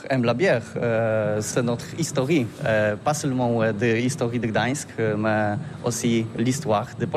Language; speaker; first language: French; non-native, learner; Polish